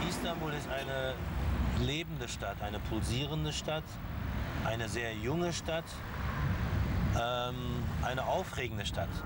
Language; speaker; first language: German; early bilingual, other home language; Turkish